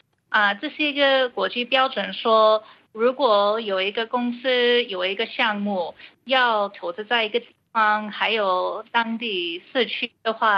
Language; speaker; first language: Chinese; early bilingual, heritage; Chinese